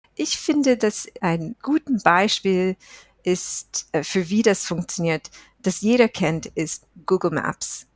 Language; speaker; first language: German; non-native, fluent; English